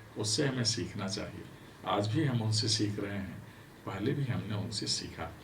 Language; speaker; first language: Hindi; native; Hindi